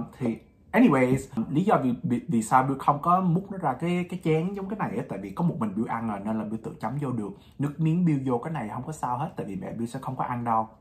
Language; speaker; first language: Vietnamese; early bilingual, heritage; Vietnamese